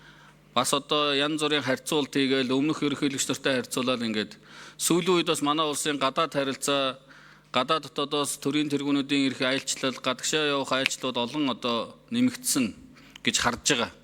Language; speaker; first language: Mongolian; native; Mongolian